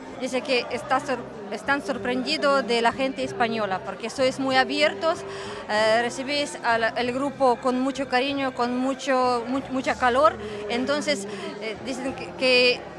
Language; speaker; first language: Spanish; non-native, fluent; Russian